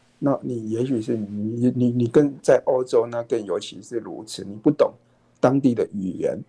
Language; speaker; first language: Chinese; native; Chinese